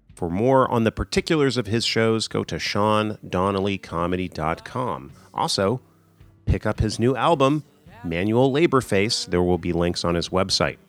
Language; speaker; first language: English; native; English